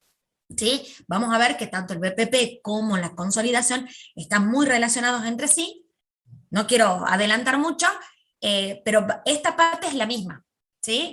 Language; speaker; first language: Spanish; native; Spanish